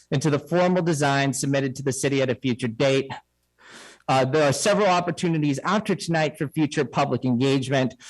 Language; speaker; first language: English; native; English